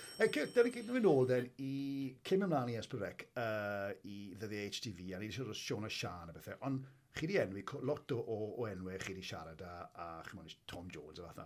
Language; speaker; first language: Welsh; native; Welsh